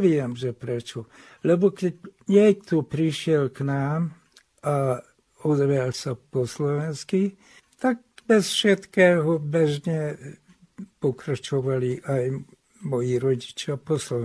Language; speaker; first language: Slovak; non-native, local second language; Hungarian